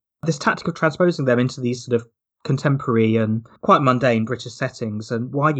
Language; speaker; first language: English; native; English